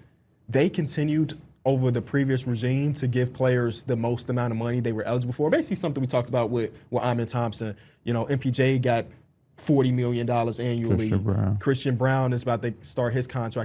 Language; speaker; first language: English; native; English